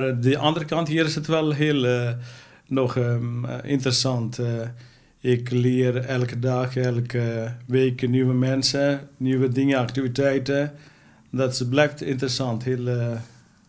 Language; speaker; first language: Dutch; non-native, fluent; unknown